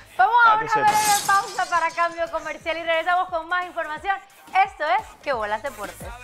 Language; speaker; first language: Spanish; native; Spanish